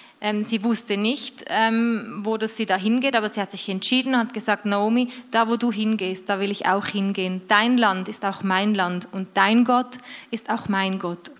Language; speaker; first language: German; native; German